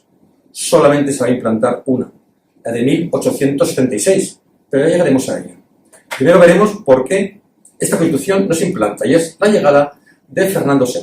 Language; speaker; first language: Spanish; native; Spanish